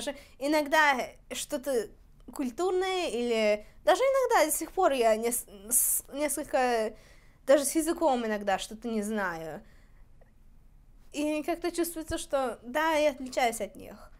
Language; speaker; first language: Russian; early bilingual, heritage; Russian